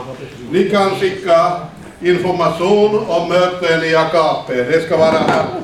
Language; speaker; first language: Swedish; non-native, fluent; Finnish